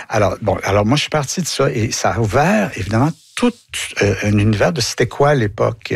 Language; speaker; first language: French; native; French